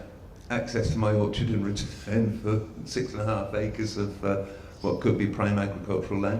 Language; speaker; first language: English; native; English